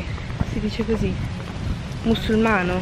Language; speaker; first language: Italian; native; Italian